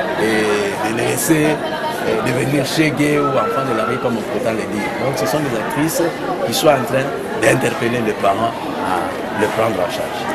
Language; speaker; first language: French; native; French